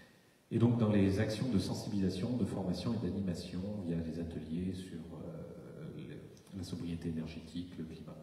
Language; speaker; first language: French; native; French